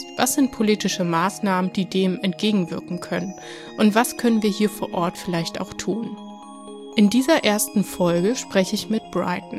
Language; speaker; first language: German; native; German